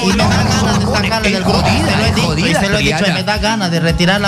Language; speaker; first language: Spanish; native; Spanish